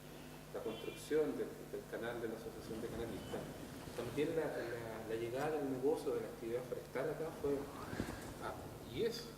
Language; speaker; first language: Spanish; native; Spanish